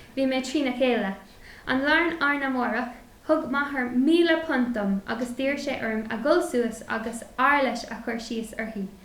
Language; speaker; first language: Irish; non-native, local second language; English